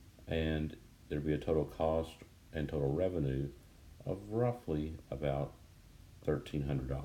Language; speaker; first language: English; native; English